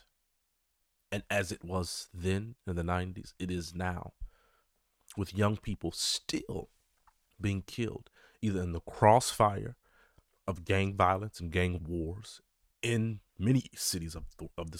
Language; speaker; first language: English; native; English